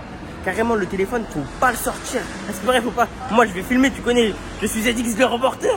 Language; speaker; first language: French; native; French